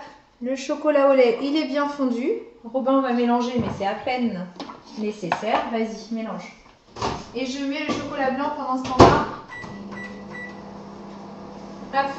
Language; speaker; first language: French; native; French